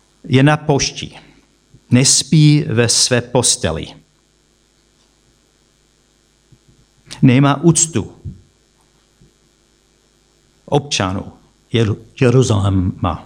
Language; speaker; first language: Czech; non-native, fluent; English